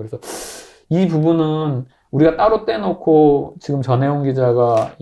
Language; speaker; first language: Korean; native; Korean